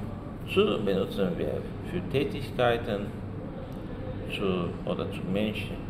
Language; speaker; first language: German; non-native, fluent; Azerbaijani